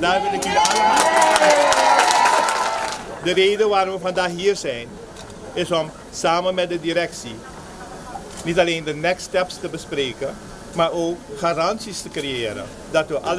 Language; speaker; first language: Dutch; native; Dutch